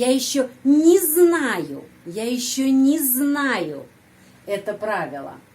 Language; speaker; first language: Russian; non-native, fluent; Indonesian